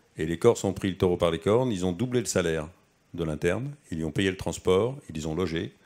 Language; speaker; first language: French; native; French